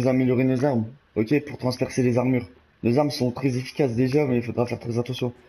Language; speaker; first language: French; native; French